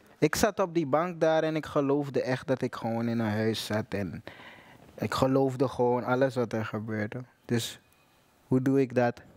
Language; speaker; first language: Dutch; native; Dutch